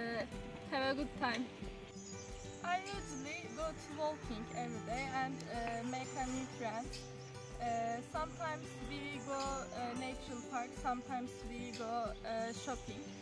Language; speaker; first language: English; non-native, learner; Turkish